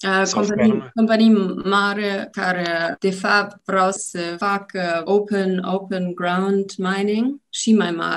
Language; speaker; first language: Romanian; non-native, learner; German